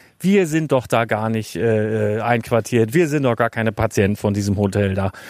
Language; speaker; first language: German; native; German